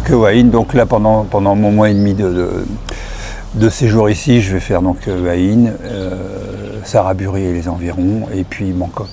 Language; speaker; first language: French; native; French